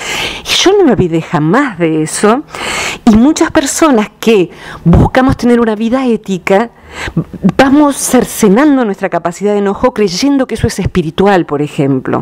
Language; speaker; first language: Spanish; native; Spanish